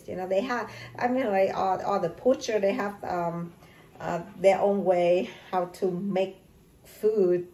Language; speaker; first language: English; non-native, learner; Vietnamese